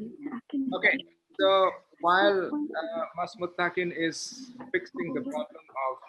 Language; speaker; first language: English; non-native, fluent; Indonesian